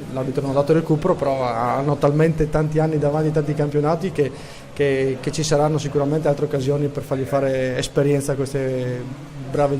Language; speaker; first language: Italian; native; Italian